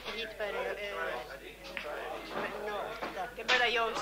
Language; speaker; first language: Swedish; early bilingual, heritage; Swedish